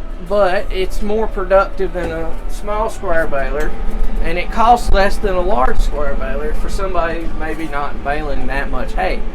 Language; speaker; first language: English; native; English